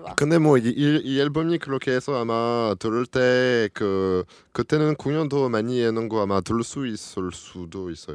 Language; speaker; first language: Korean; non-native, learner; French